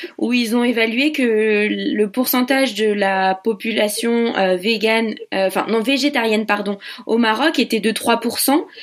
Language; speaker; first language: French; native; French